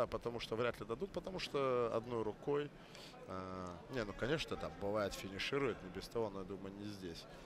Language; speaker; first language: Russian; native; Russian